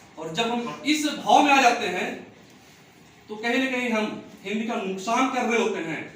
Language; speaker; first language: Hindi; native; Hindi